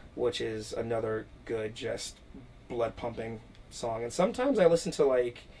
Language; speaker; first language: English; native; English